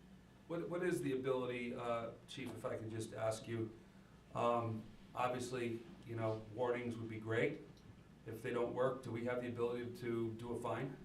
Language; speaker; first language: English; native; English